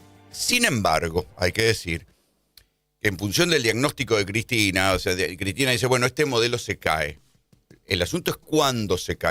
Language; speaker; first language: Spanish; native; Spanish